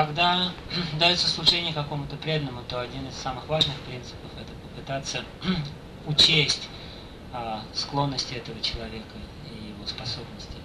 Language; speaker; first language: Russian; native; Russian